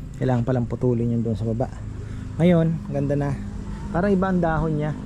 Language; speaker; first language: Filipino; native; Filipino